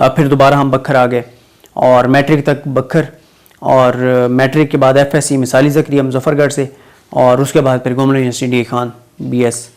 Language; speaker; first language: Urdu; non-native, local second language; Saraiki